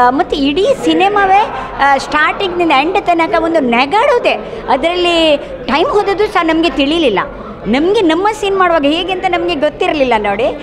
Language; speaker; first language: Kannada; non-native, local second language; Konkani